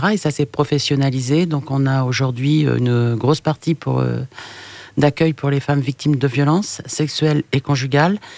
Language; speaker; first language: French; native; French